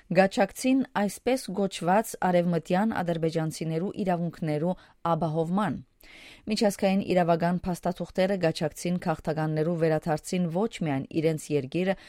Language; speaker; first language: Armenian; early bilingual, heritage; Armenian